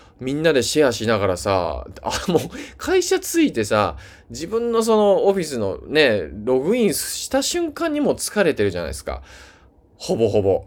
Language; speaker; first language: Japanese; native; Japanese